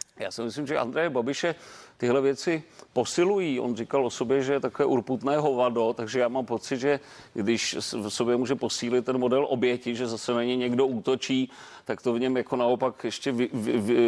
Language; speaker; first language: Czech; native; Czech